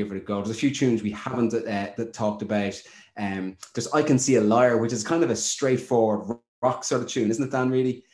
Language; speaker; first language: English; native; English